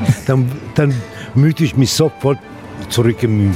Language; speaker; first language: German; non-native, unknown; Italian